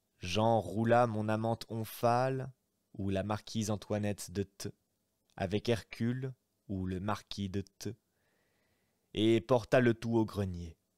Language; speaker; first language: French; native; French